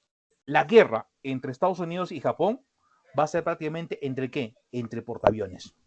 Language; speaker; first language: Spanish; native; Spanish